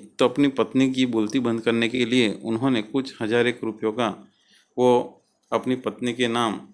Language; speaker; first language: Hindi; non-native, local second language; Gujarati